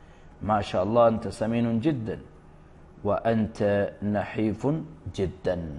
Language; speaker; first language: Arabic; non-native, fluent; Urdu